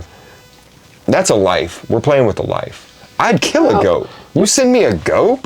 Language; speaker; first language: English; native; English